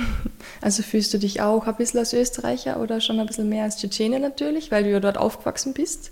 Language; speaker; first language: German; native; German